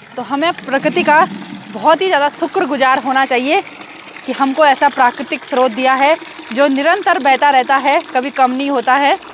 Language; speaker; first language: Hindi; non-native, local second language; Garhwali